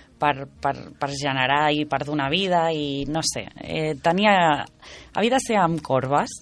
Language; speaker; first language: Catalan; native; Catalan